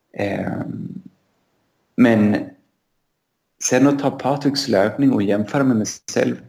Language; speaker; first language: Swedish; native; Swedish